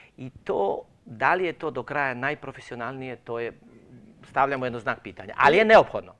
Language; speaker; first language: Croatian; non-native, local second language; Romanian